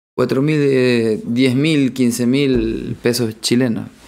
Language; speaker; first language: Spanish; native; Spanish